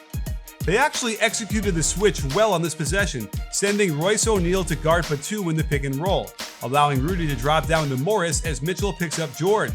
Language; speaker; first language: English; native; English